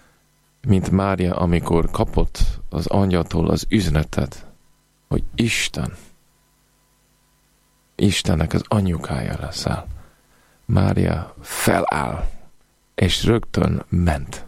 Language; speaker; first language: Hungarian; non-native, fluent; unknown